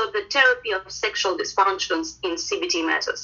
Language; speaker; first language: English; non-native, fluent; Ukrainian